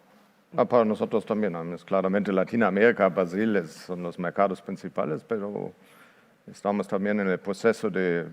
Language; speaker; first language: Spanish; non-native, fluent; Portuguese